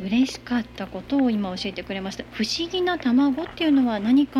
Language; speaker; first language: Japanese; native; Japanese